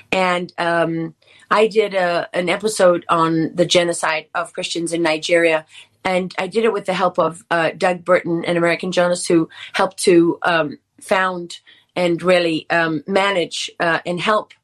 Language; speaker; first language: English; native; English